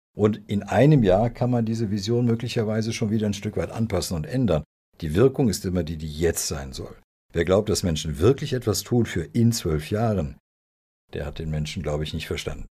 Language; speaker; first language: German; early bilingual, other home language; Serbian